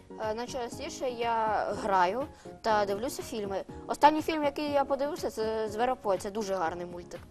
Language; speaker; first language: Ukrainian; non-native, local second language; Russian